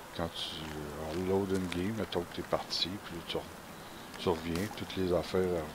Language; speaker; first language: French; native; French